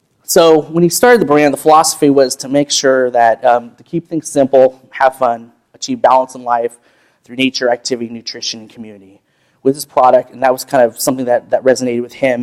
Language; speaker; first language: English; native; English